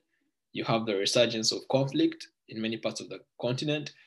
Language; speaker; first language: English; non-native, local second language; Ganda